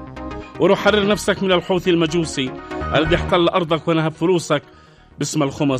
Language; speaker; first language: Arabic; native; Arabic